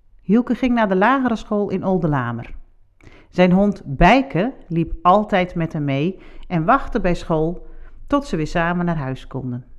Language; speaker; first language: Dutch; non-native, local second language; Western Frisian